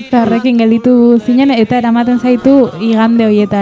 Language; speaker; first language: Basque; native; Basque